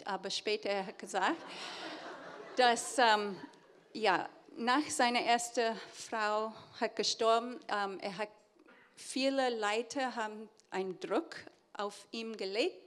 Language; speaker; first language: German; early bilingual, heritage; English